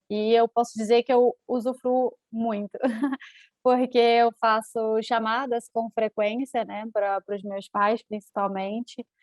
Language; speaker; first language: Portuguese; native; Portuguese